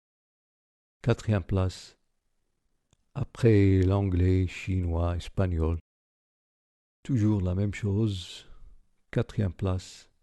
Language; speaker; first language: French; non-native, local second language; Arabic